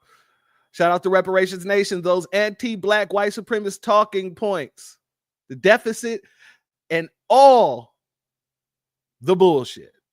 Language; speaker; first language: English; native; English